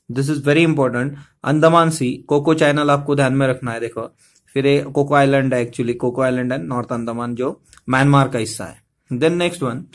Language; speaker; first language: Hindi; non-native, local second language; Marathi